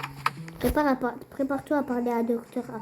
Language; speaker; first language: French; native; French